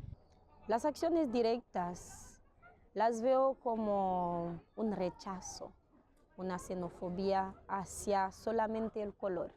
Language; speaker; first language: Spanish; non-native, fluent; Haitian Creole